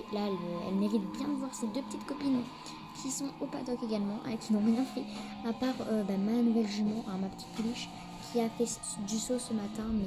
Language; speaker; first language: French; native; French